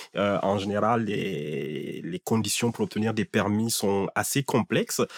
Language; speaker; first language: French; non-native, local second language; Fula